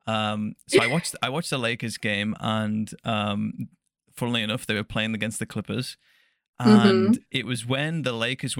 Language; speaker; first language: English; native; English